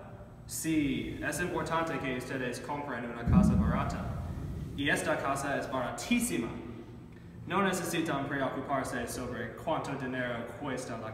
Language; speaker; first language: Spanish; non-native, learner; English